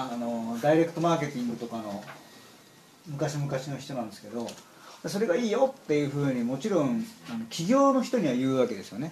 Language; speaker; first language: Japanese; native; Japanese